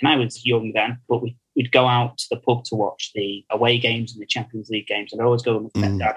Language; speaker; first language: English; native; English